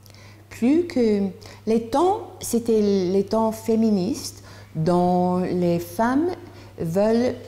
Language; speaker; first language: French; non-native, learner; English